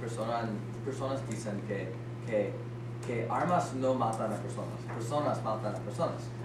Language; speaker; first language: Spanish; non-native, learner; English